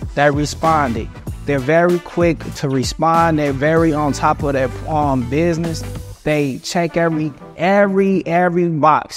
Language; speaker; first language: English; native; English